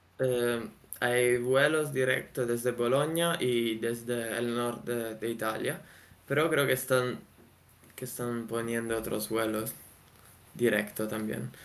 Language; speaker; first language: Spanish; non-native, fluent; Italian